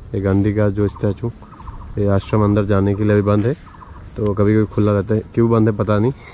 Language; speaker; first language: Hindi; non-native, local second language; Assamese